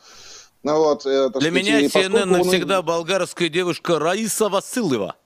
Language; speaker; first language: Russian; native; Russian